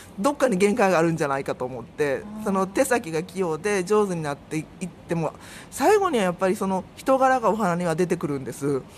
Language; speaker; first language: Japanese; native; Japanese